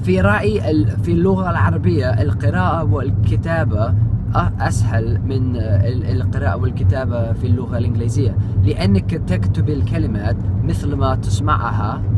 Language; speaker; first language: Arabic; non-native, fluent; English